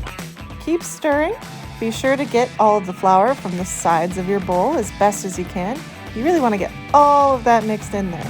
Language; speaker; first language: English; native; English